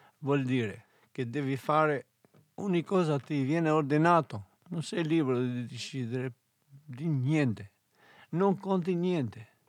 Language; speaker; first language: Italian; non-native, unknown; Albanian